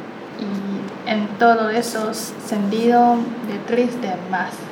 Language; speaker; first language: Spanish; non-native, learner; Chinese